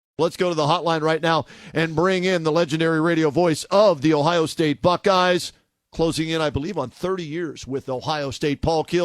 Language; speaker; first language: English; native; English